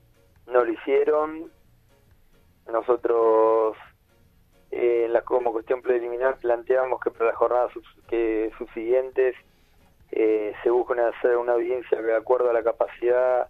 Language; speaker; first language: Spanish; native; Spanish